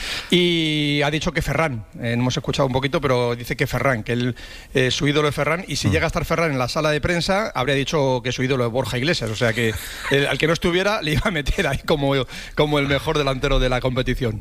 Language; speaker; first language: Spanish; native; Spanish